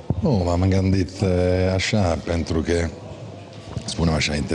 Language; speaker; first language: Romanian; non-native, fluent; Italian